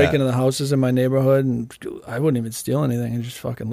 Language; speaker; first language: English; native; English